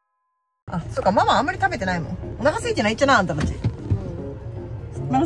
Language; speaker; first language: Japanese; native; Japanese